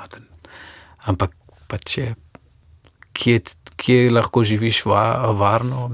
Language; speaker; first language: Slovenian; non-native, fluent; Persian